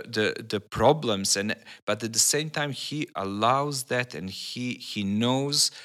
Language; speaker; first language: English; non-native, learner; Serbian